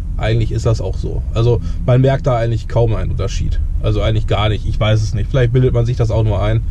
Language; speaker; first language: German; native; German